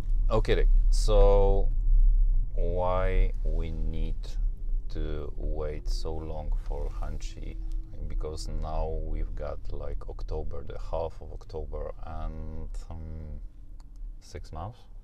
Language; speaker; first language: English; non-native, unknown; Polish